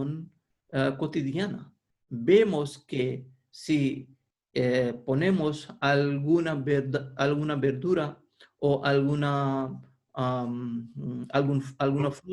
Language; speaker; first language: Spanish; non-native, fluent; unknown